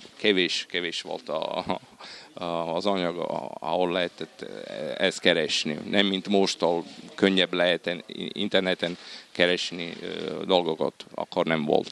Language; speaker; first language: Hungarian; non-native, fluent; Italian